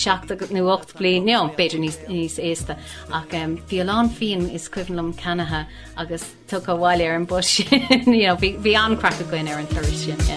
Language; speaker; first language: Irish; non-native, local second language; English